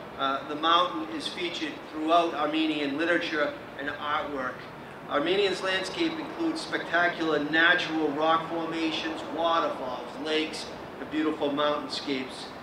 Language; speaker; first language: English; native; English